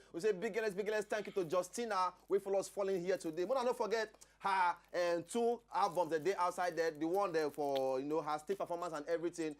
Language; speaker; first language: Nigerian Pidgin; native; Nigerian Pidgin